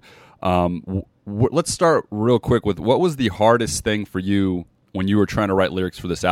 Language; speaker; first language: English; native; English